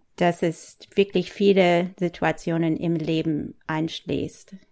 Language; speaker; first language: German; non-native, fluent; English